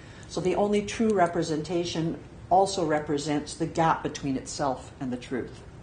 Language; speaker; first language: English; native; English